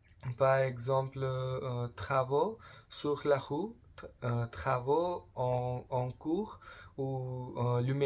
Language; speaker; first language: French; non-native, learner; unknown